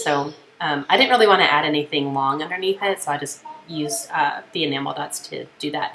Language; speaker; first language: English; native; English